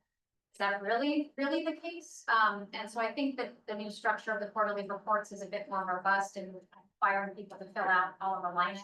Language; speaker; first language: English; native; English